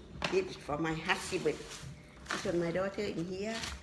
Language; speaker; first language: English; non-native, learner; Thai